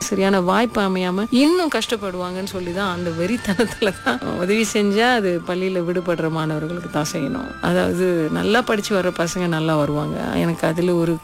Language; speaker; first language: Tamil; early bilingual, heritage; Tamil